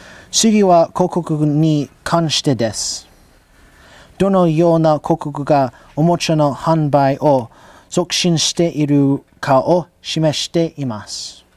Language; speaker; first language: Japanese; non-native, learner; English